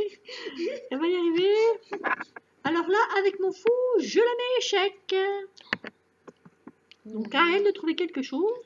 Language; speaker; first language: French; native; French